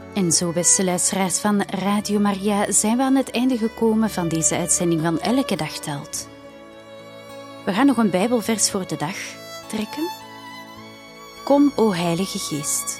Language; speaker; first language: Dutch; native; Dutch